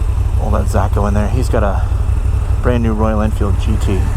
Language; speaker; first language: English; native; English